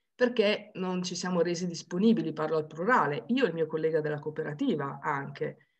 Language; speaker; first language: Italian; native; Italian